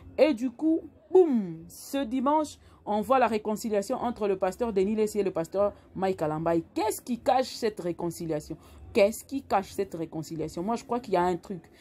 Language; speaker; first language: French; non-native, local second language; Lingala